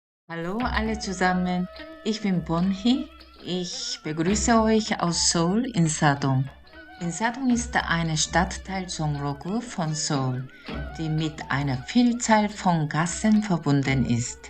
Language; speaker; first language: German; non-native, fluent; Korean